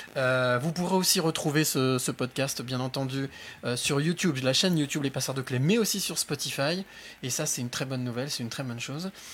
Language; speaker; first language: French; native; French